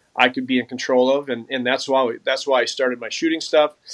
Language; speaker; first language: English; native; English